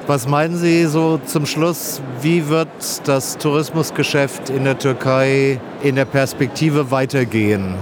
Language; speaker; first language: German; native; German